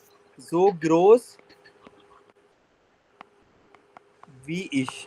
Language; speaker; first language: German; non-native, learner; Hindi